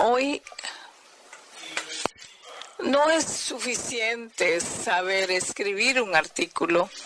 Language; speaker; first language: Spanish; non-native, fluent; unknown